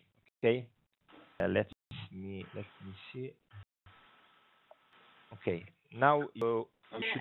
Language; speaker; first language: English; non-native, fluent; Italian